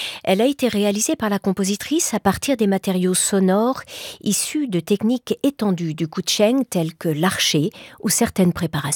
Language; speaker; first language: French; native; French